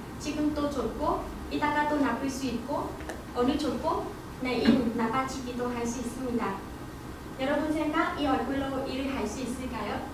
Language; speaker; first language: Korean; non-native, learner; Vietnamese